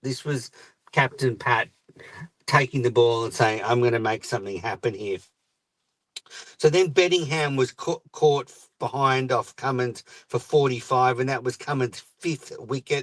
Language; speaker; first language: English; native; English